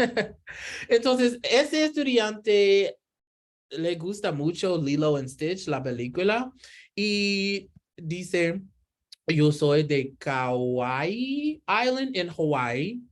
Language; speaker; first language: Spanish; non-native, learner; English